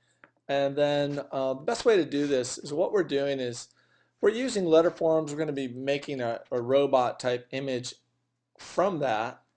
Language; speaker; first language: English; native; English